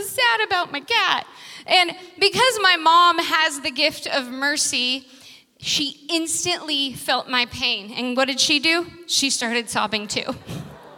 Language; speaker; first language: English; native; English